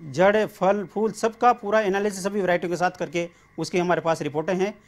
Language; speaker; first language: Hindi; native; Hindi